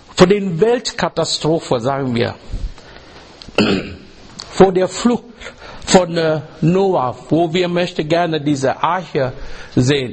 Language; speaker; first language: German; non-native, learner; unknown